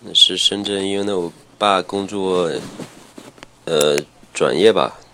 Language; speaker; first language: Chinese; native; Chinese